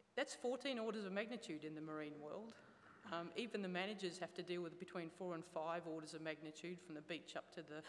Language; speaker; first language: English; native; English